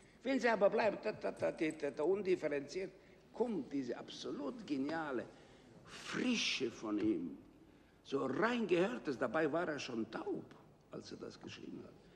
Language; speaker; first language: German; non-native, fluent; Romanian